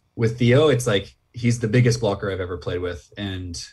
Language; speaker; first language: English; native; English